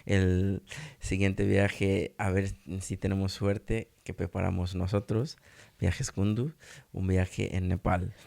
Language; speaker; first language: Spanish; non-native, learner; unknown